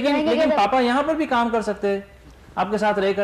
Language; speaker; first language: Hindi; native; Hindi